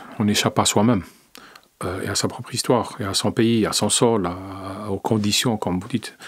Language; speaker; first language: French; non-native, local second language; Arabic